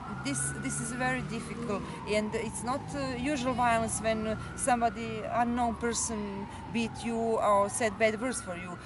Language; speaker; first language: English; non-native, learner; Serbian